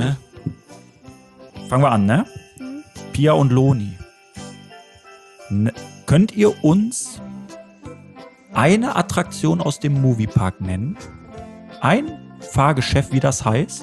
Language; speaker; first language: German; native; German